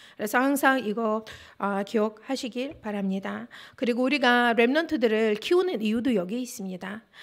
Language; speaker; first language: Korean; non-native, fluent; Russian